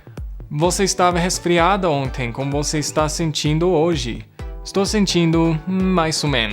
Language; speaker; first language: Portuguese; non-native, fluent; English